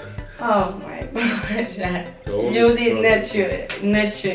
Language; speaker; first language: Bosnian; non-native, learner; English